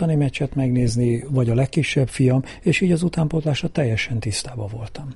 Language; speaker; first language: Hungarian; native; Hungarian